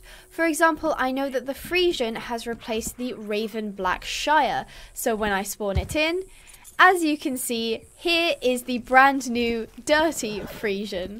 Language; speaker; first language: English; native; English